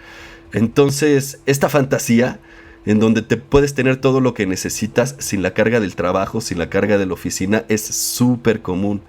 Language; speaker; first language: Spanish; native; Spanish